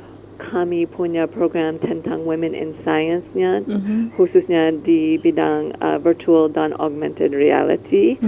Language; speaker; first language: Indonesian; non-native, learner; English